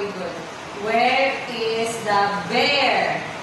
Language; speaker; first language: English; non-native, fluent; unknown